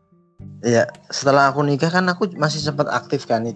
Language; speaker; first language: Indonesian; native; Indonesian